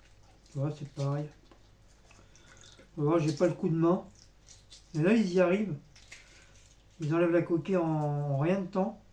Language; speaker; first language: French; native; French